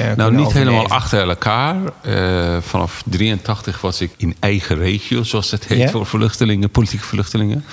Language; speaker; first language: Dutch; non-native, fluent; Persian